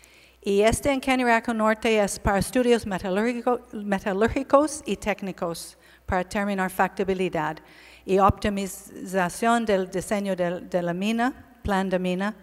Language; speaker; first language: Spanish; non-native, learner; English